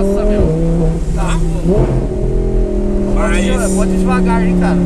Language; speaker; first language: Portuguese; native; Portuguese